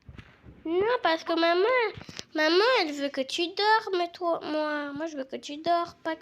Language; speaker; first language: French; native; French